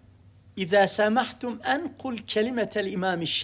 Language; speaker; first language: Arabic; non-native, learner; Turkish